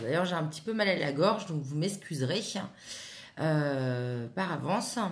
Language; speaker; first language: French; native; French